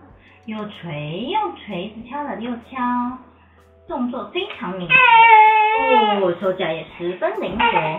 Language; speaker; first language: Chinese; native; Chinese